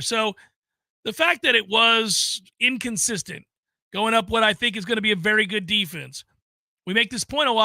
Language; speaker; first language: English; native; English